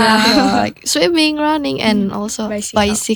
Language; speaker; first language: English; non-native, learner; Indonesian